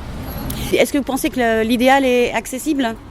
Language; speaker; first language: French; native; French